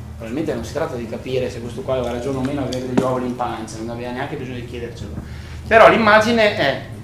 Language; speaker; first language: Italian; native; Italian